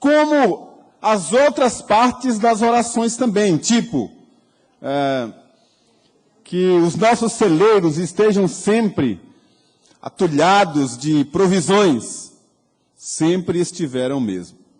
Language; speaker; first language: Portuguese; native; Portuguese